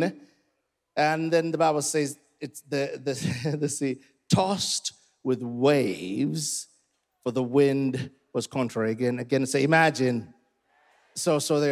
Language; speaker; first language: English; non-native, local second language; Ganda